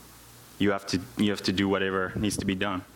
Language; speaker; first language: English; non-native, local second language; Afrikaans